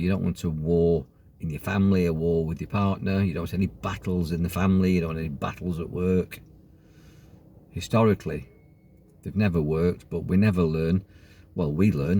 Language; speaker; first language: English; native; English